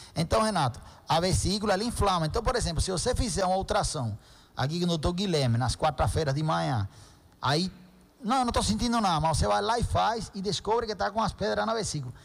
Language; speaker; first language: Portuguese; non-native, fluent; Spanish